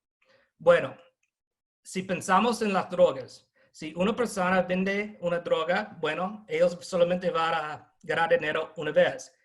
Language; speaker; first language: Spanish; non-native, fluent; English